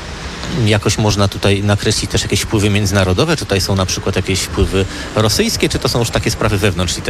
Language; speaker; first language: Polish; native; Polish